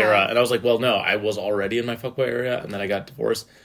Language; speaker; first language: English; native; English